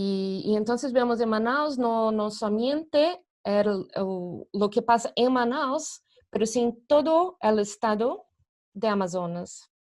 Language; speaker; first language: Spanish; non-native, fluent; Portuguese